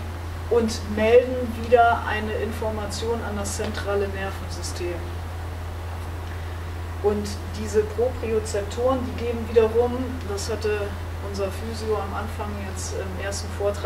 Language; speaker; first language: German; native; German